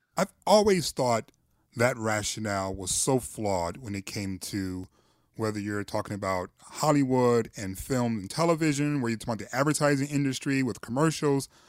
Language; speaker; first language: English; native; English